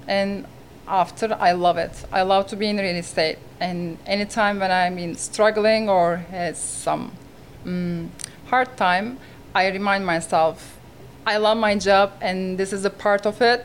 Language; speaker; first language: English; non-native, learner; Turkish